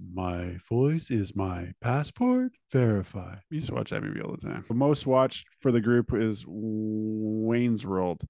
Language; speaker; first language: English; native; English